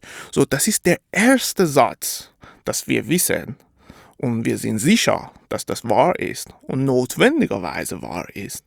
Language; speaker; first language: German; non-native, fluent; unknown